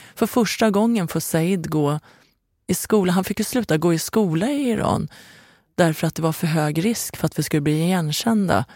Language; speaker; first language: Swedish; early bilingual, other home language; Persian